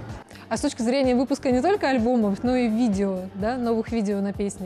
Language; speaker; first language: Russian; native; Russian